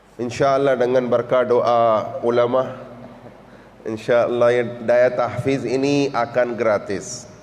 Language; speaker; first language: Indonesian; non-native, learner; Urdu